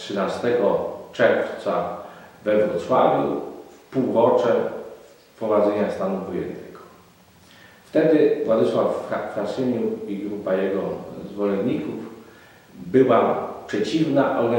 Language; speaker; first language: Polish; native; Polish